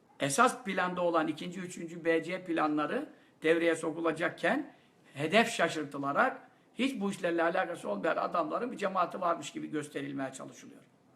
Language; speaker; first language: Turkish; native; Turkish